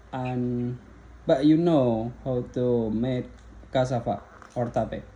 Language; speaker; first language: English; non-native, learner; Indonesian